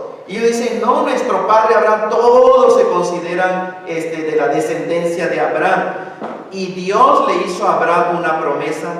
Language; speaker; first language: Spanish; native; Spanish